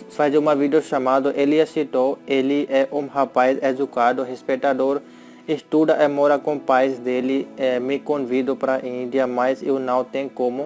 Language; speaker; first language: Portuguese; non-native, learner; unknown